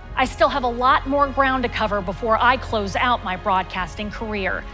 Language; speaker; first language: English; native; English